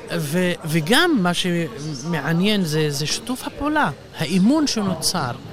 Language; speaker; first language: Hebrew; non-native, local second language; Arabic